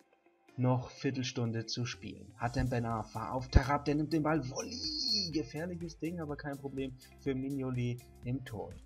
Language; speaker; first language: German; native; German